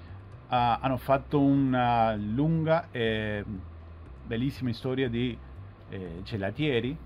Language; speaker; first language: Italian; non-native, fluent; Spanish